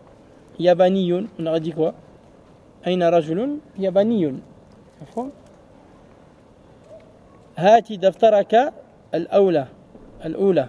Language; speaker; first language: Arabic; non-native, fluent; French